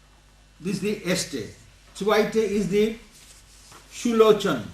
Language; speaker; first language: German; non-native, learner; Bangla